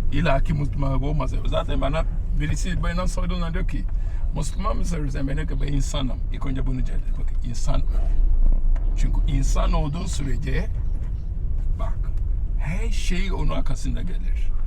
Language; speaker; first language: Turkish; non-native, fluent; Yoruba